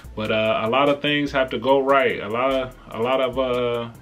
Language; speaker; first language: English; native; English